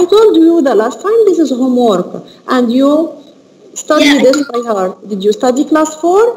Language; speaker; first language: English; non-native, learner; Arabic